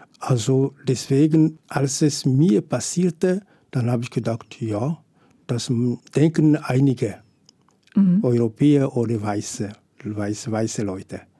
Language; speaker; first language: German; non-native, fluent; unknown